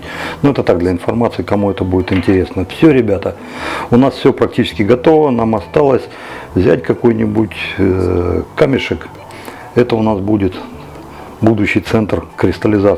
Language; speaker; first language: Russian; native; Russian